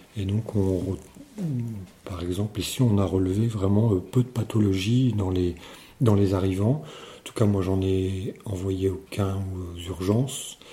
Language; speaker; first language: French; native; French